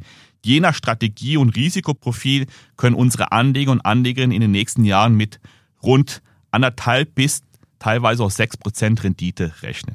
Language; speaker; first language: German; native; German